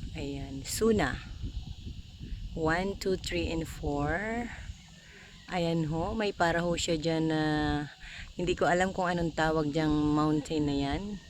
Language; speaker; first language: Filipino; non-native, local second language; Bikol